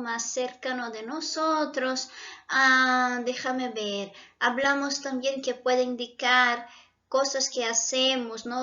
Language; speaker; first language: Spanish; non-native, fluent; Portuguese